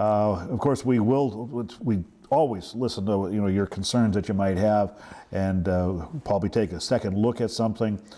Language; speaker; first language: English; native; English